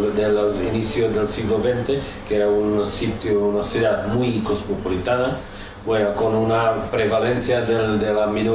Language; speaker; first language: Spanish; non-native, fluent; Czech